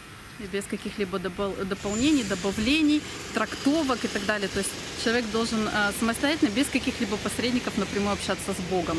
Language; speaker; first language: Russian; native; Russian